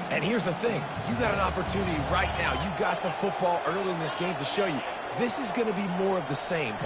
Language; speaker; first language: English; native; English